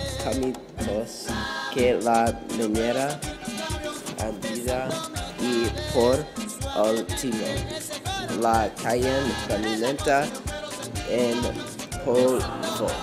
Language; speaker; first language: Spanish; non-native, learner; English